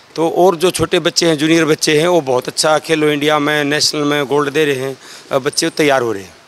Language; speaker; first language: Hindi; native; Hindi